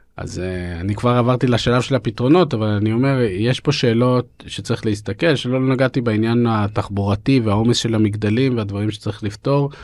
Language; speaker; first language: Hebrew; early bilingual, other home language; Russian